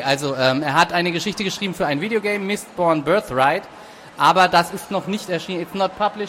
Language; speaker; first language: German; native; German